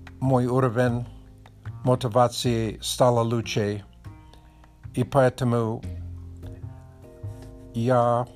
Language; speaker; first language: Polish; non-native, learner; English